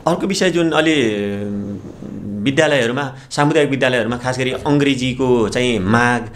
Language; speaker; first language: Nepali; native; Nepali